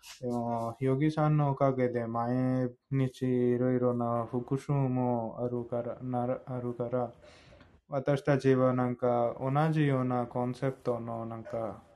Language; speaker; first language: Japanese; non-native, fluent; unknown